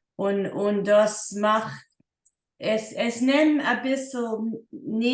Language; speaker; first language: German; non-native, learner; English